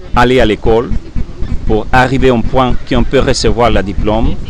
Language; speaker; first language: French; non-native, fluent; English